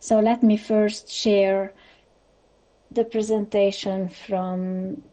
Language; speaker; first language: English; non-native, fluent; French